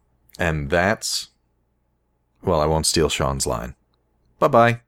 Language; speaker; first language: English; native; English